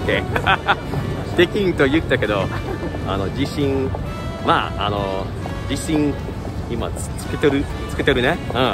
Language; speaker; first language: Japanese; non-native, fluent; English